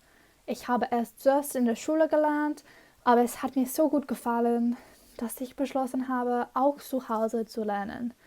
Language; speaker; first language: German; non-native, fluent; English